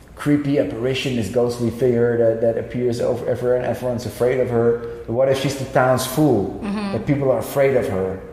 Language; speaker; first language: English; non-native, fluent; Dutch